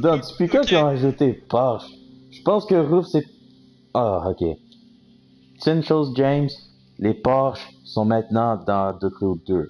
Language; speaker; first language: French; native; French